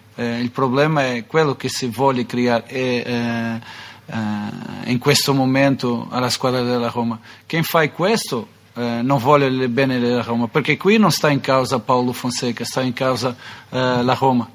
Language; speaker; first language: Italian; non-native, fluent; Portuguese